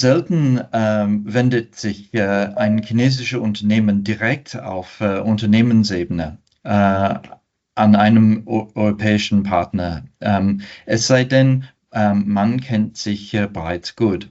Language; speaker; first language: German; non-native, fluent; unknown